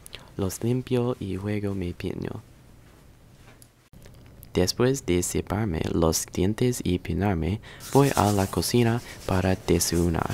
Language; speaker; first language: Spanish; non-native, learner; English